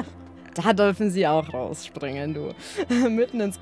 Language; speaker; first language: German; native; German